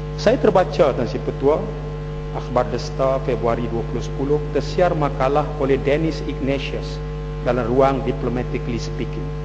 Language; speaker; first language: Malay; native; Malay